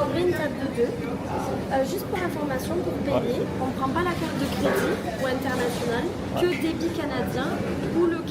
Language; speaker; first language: French; native; French